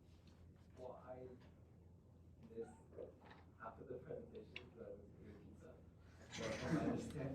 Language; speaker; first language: English; native; English